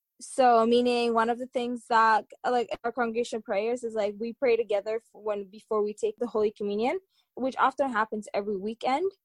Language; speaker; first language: English; early bilingual, other home language; Tigrinya